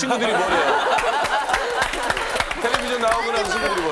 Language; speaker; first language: Korean; native; Korean